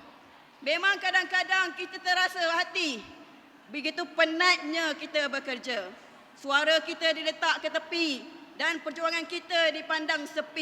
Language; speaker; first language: Malay; native; Malay